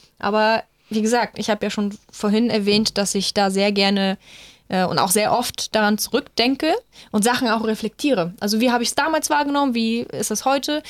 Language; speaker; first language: German; non-native, fluent; Bulgarian